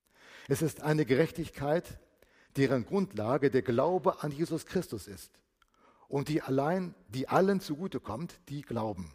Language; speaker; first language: German; native; German